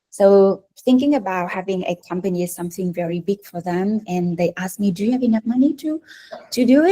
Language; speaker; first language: English; non-native, fluent; Vietnamese